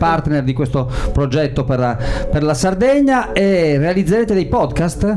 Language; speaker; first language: Italian; native; Italian